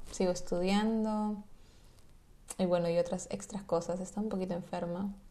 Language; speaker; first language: Spanish; native; Spanish